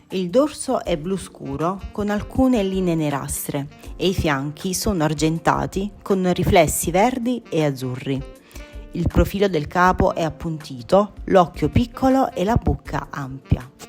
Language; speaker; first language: Italian; native; Italian